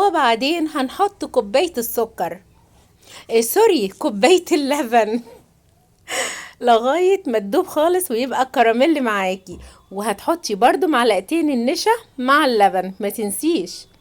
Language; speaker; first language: Arabic; native; Arabic